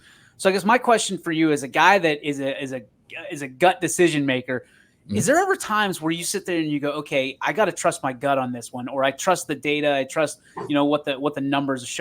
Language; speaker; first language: English; native; English